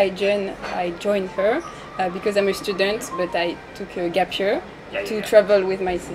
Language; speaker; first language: English; non-native, learner; French